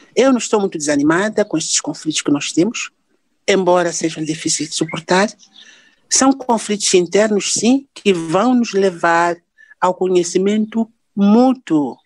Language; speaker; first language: Portuguese; non-native, local second language; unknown